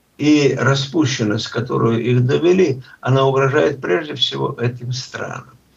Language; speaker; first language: Russian; native; Russian